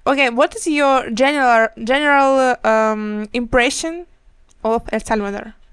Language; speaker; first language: English; non-native, learner; Ukrainian